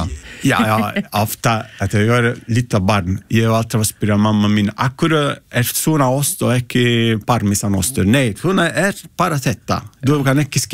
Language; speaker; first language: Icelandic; non-native, learner; Italian